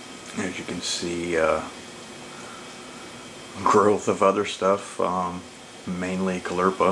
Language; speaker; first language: English; native; English